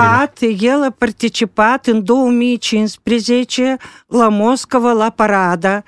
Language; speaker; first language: Romanian; non-native, local second language; Russian